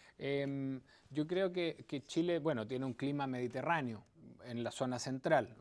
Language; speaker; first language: Spanish; native; Spanish